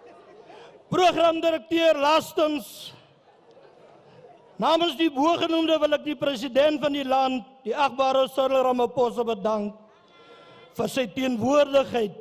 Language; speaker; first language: Afrikaans; non-native, local second language; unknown